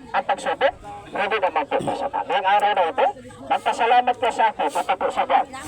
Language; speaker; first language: Filipino; non-native, local second language; Cebuano